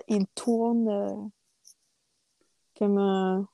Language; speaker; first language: French; non-native, fluent; English